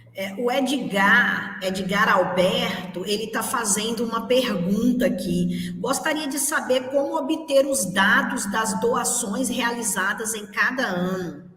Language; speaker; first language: Portuguese; native; Portuguese